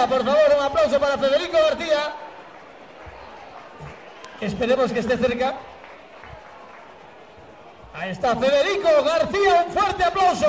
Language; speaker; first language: Spanish; native; Spanish